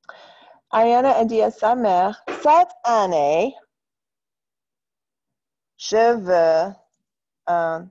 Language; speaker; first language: French; non-native, fluent; English